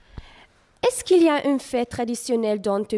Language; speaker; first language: French; non-native, learner; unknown